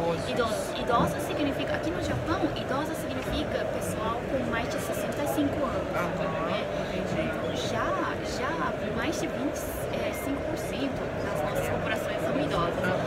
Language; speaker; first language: Portuguese; non-native, learner; Japanese